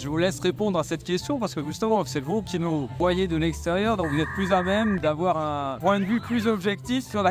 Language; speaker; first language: French; native; French